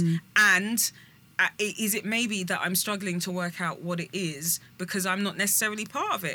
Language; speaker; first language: English; native; English